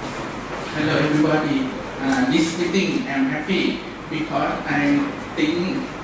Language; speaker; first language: English; non-native, learner; Thai